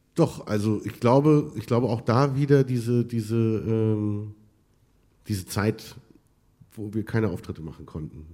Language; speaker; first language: German; early bilingual, other home language; Arabic